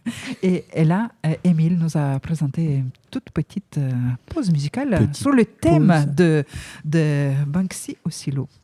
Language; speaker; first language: French; native; French